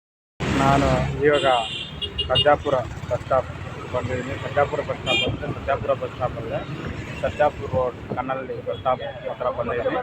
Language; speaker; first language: Kannada; non-native, learner; Telugu